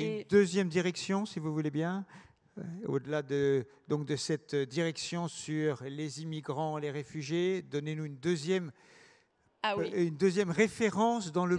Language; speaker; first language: French; native; French